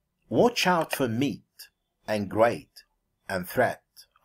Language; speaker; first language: English; non-native, fluent; Arabic